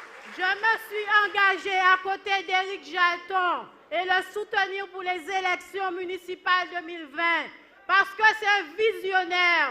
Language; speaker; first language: French; native; French